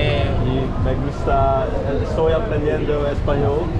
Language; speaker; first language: Spanish; non-native, learner; Dutch